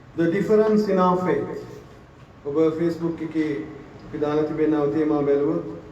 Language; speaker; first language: English; non-native, local second language; Sinhala